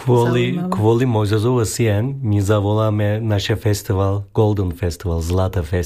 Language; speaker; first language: Slovak; non-native, learner; Turkish